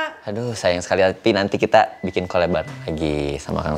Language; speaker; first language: Indonesian; native; Indonesian